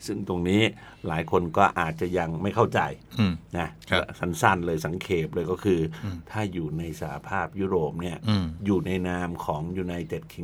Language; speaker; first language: Thai; native; Thai